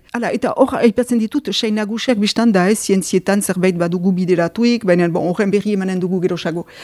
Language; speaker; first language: Basque; native; Basque